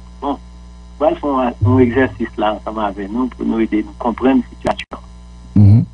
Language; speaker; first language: French; non-native, local second language; Haitian Creole